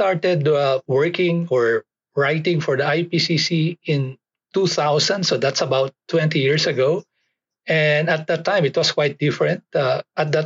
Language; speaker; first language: English; non-native, local second language; Filipino